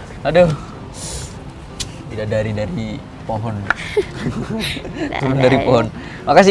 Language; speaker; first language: Indonesian; native; Indonesian